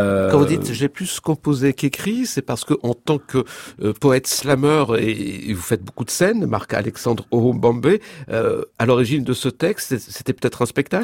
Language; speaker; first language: French; native; French